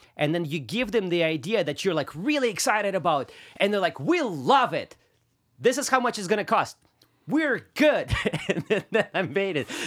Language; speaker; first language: English; non-native, fluent; Russian